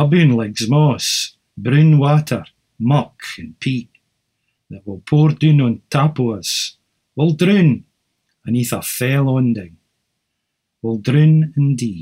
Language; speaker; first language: English; native; English